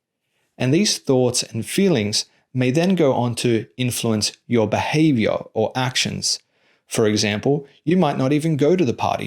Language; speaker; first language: English; native; English